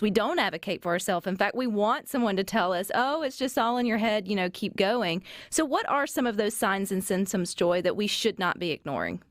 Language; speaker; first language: English; native; English